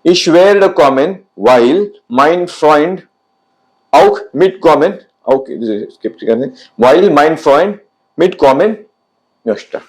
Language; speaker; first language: German; non-native, fluent; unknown